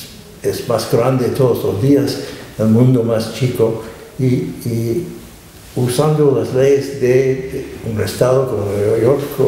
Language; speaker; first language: Spanish; non-native, fluent; English